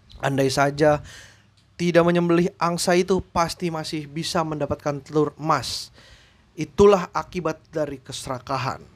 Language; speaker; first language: Indonesian; native; Indonesian